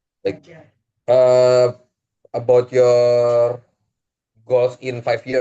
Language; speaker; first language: English; non-native, learner; Indonesian